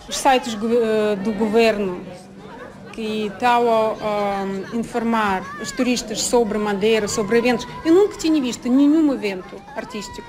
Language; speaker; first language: Portuguese; non-native, fluent; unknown